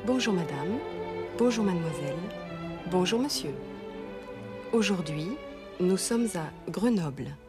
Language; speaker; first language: French; non-native, fluent; German